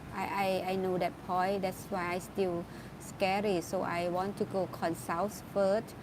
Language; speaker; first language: English; non-native, learner; Thai